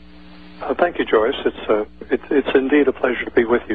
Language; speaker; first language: English; native; English